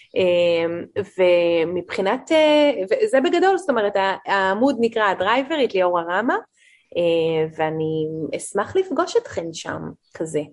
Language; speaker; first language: Hebrew; native; Hebrew